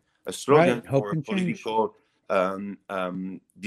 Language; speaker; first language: English; non-native, fluent; French